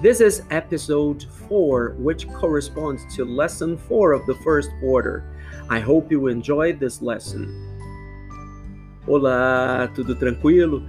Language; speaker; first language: English; non-native, fluent; Portuguese